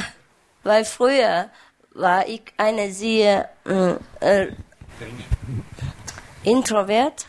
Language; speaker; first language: German; non-native, fluent; Vietnamese